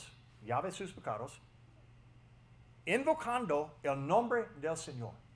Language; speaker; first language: Spanish; non-native, fluent; English